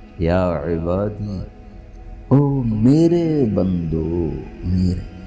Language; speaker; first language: Urdu; non-native, local second language; Punjabi